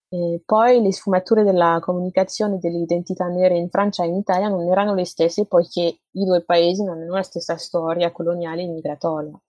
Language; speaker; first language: Italian; non-native, fluent; French